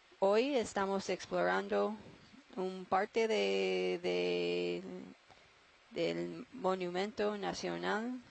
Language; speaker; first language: Spanish; non-native, learner; English